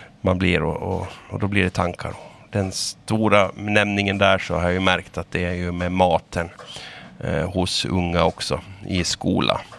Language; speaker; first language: Swedish; native; Swedish